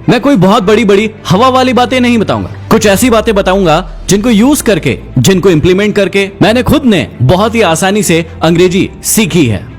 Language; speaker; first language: Hindi; native; Hindi